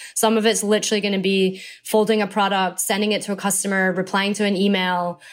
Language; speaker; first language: English; native; English